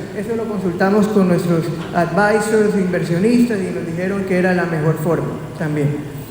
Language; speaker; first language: Spanish; native; Spanish